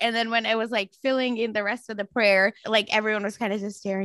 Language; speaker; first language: English; non-native, local second language; Marathi